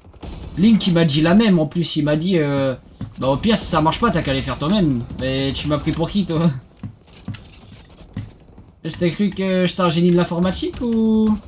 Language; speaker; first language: French; native; French